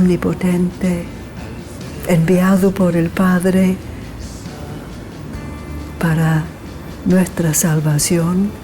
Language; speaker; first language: Spanish; non-native, fluent; English